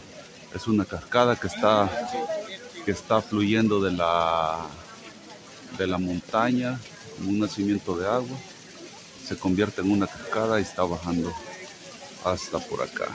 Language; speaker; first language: Spanish; native; Spanish